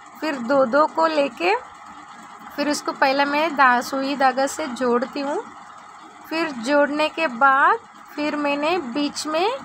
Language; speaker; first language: Hindi; non-native, local second language; Telugu